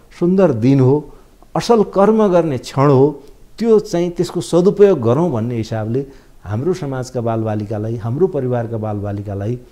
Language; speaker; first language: Nepali; native; Nepali